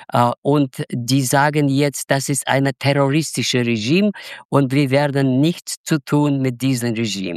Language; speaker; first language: German; non-native, fluent; Russian